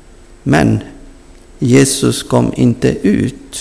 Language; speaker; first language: Swedish; non-native, fluent; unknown